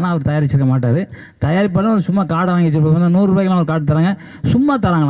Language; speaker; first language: Tamil; native; Tamil